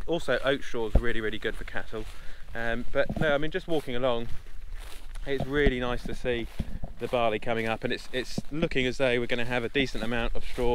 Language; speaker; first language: English; native; English